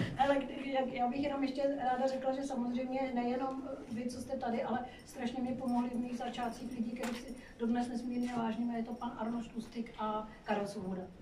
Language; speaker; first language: Czech; non-native, fluent; Hindi